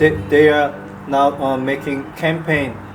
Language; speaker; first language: English; non-native, learner; Korean